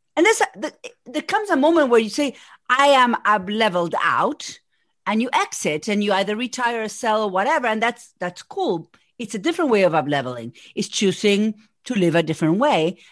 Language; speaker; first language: English; non-native, fluent; Spanish